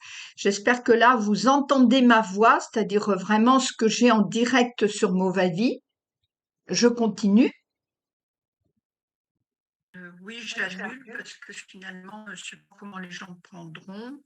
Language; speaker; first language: French; native; French